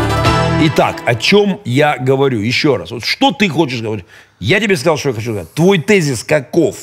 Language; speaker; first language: Russian; native; Russian